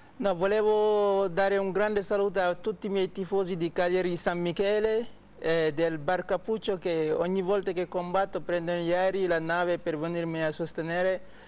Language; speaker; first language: Italian; non-native, fluent; Wolof